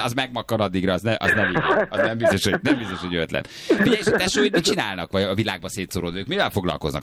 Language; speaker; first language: Hungarian; native; Hungarian